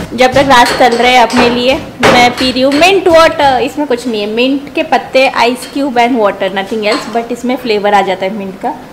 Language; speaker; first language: Hindi; non-native, local second language; Marathi